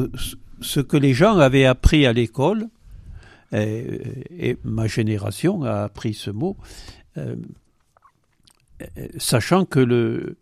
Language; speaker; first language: French; non-native, local second language; Occitan